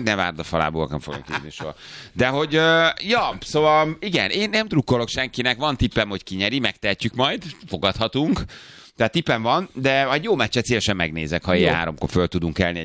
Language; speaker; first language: Hungarian; native; Hungarian